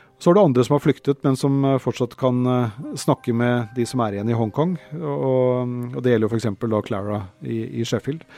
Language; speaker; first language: Norwegian; native; Norwegian